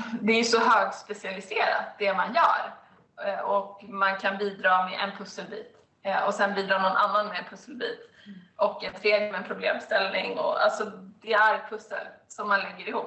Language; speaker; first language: Swedish; native; Swedish